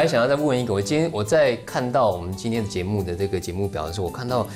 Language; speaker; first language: Chinese; native; Chinese